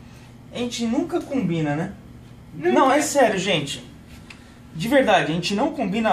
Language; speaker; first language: Portuguese; native; Portuguese